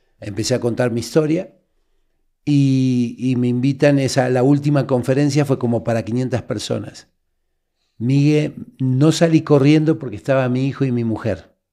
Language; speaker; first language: Spanish; native; Spanish